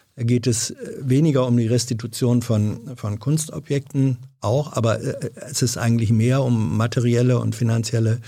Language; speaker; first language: German; non-native, fluent; French